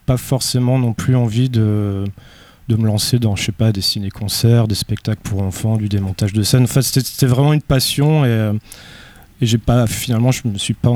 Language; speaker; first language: French; native; French